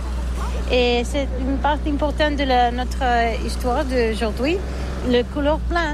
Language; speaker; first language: French; non-native, learner; Catalan